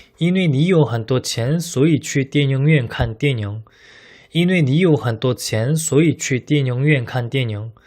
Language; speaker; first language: Chinese; non-native, fluent; Korean